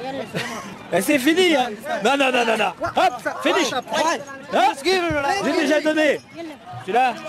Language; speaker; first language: French; native; French